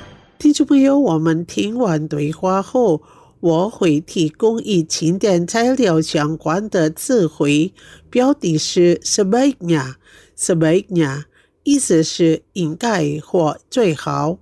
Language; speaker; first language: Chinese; non-native, fluent; Indonesian